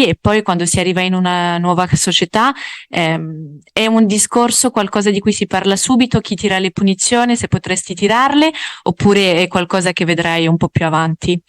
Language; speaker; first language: Italian; native; Italian